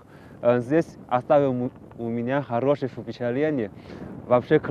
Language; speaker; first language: Russian; non-native, learner; Chinese